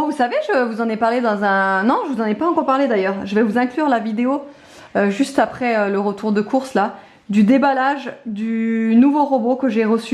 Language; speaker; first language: French; native; French